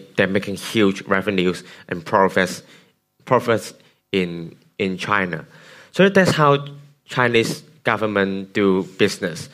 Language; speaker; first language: English; non-native, local second language; Cantonese